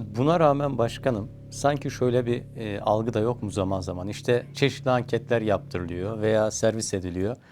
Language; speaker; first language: Turkish; native; Turkish